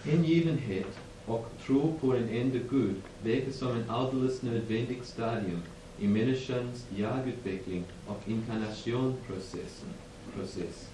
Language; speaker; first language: Swedish; non-native, fluent; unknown